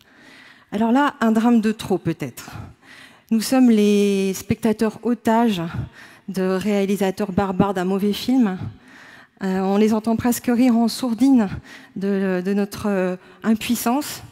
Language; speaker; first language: French; native; French